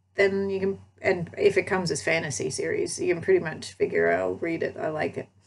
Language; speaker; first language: English; native; English